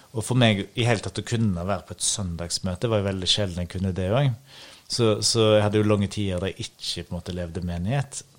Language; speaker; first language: Norwegian; native; Norwegian